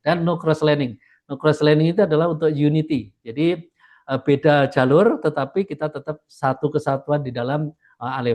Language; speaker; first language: Indonesian; native; Indonesian